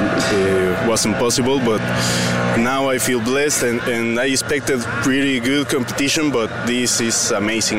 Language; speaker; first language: English; non-native, fluent; Spanish